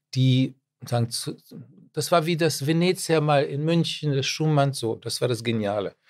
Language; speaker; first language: German; early bilingual, other home language; Czech